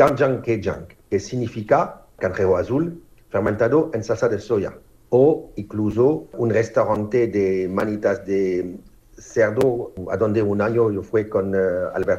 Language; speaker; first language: Spanish; non-native, fluent; French